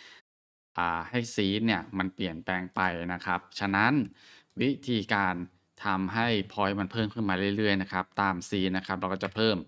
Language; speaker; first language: Thai; native; Thai